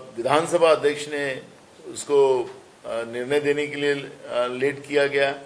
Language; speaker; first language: Hindi; non-native, local second language; Marathi